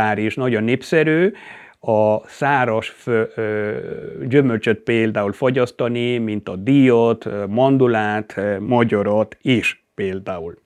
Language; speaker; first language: Hungarian; non-native, fluent; Spanish